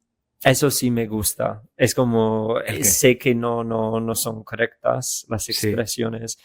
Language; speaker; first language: Spanish; non-native, fluent; English